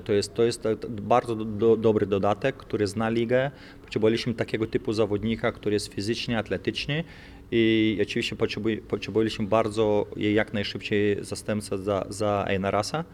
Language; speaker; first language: Polish; non-native, fluent; Lithuanian